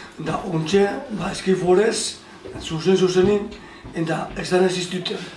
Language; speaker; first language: Basque; native; Basque